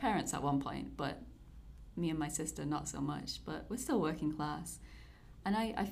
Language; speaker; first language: English; native; English